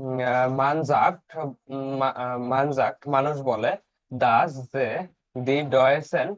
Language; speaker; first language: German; non-native, learner; Bangla